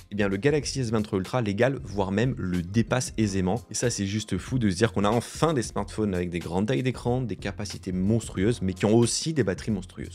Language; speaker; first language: French; native; French